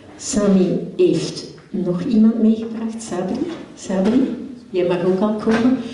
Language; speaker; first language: Dutch; native; Dutch